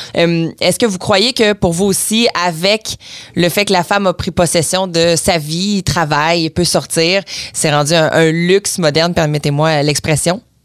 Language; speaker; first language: French; native; French